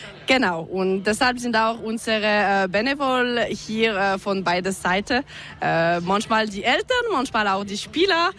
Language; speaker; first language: German; non-native, local second language; French